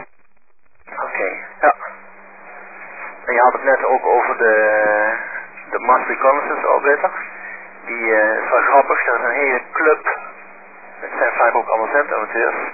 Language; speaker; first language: Dutch; native; Dutch